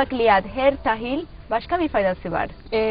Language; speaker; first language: Turkish; non-native, learner; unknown